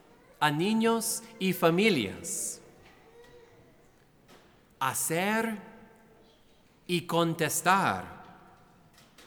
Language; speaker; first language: Spanish; non-native, fluent; English